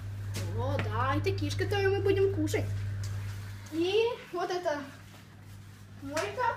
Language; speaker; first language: Russian; early bilingual, heritage; Russian